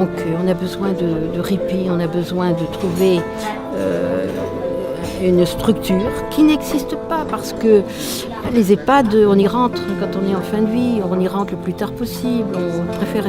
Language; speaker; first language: French; native; French